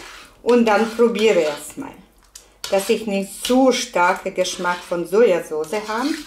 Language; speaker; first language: German; non-native, fluent; Russian